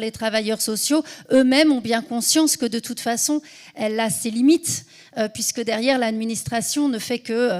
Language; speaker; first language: French; native; French